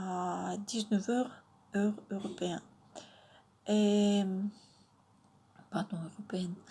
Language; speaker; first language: French; non-native, fluent; Russian